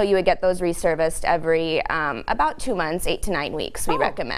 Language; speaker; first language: English; native; English